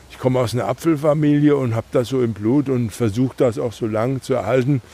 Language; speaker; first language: German; native; German